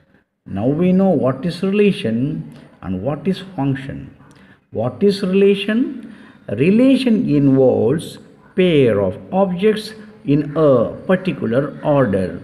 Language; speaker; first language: English; non-native, local second language; Tamil